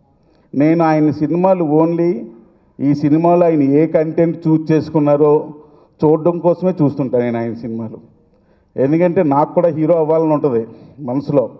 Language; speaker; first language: Telugu; native; Telugu